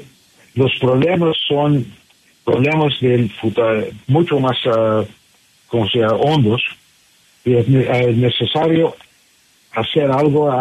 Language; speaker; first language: Spanish; non-native, fluent; English